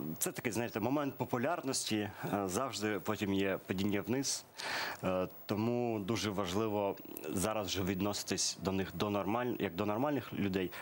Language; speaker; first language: Ukrainian; early bilingual, other home language; Persian